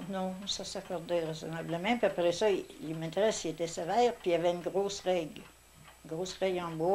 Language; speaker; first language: French; native; French